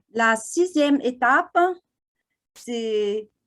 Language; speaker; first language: French; non-native, fluent; Vietnamese